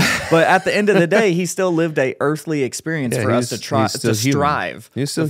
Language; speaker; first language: English; native; English